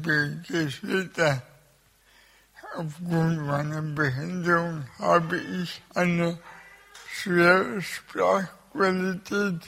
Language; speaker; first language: German; early bilingual, other home language; Russian